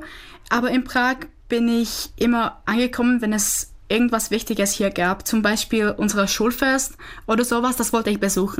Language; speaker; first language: German; non-native, fluent; Czech